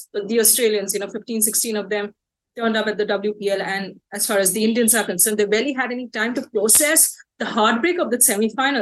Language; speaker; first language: English; non-native, local second language; Bangla